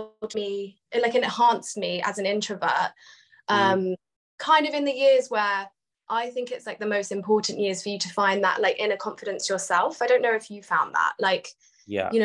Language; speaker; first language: English; native; English